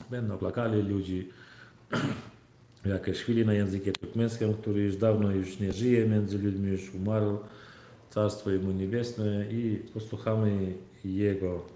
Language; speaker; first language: Polish; non-native, fluent; Turkmen